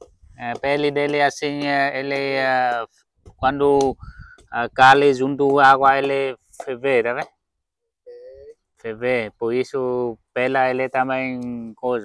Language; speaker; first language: Portuguese; non-native, learner; Vietnamese